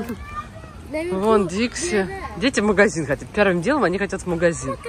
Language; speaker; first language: Russian; native; Russian